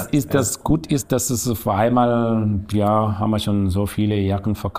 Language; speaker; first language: German; non-native, learner; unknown